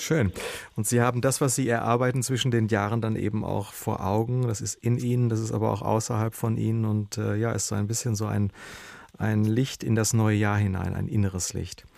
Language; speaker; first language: German; native; German